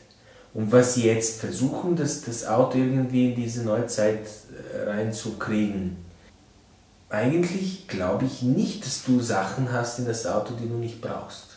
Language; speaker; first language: German; non-native, fluent; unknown